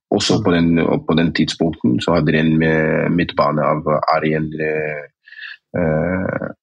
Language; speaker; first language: Norwegian; early bilingual, other home language; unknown